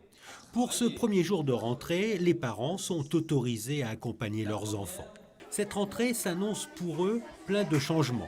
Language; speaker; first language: French; native; French